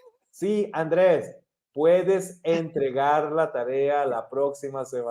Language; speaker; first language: Spanish; non-native, fluent; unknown